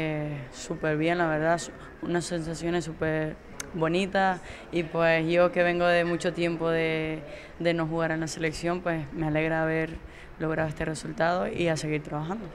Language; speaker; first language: Spanish; native; Spanish